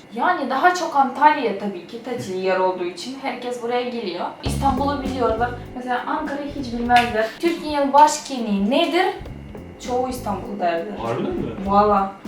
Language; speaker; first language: Turkish; non-native, fluent; Ukrainian